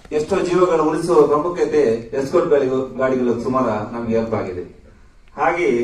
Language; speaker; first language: Kannada; non-native, local second language; Tulu